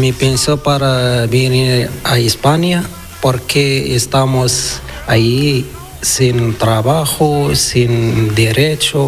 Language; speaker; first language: Spanish; non-native, learner; Arabic